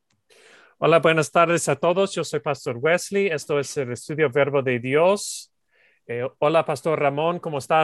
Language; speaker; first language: Spanish; non-native, learner; English